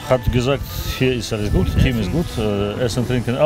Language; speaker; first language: German; non-native, learner; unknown